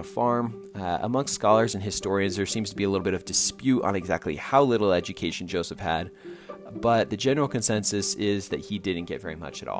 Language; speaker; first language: English; native; English